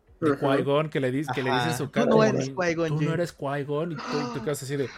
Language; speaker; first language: Spanish; native; Spanish